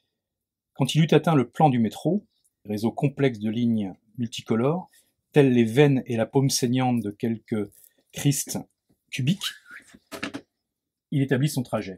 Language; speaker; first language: French; native; French